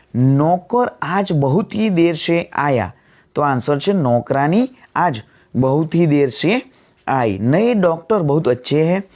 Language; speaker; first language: Hindi; non-native, local second language; Gujarati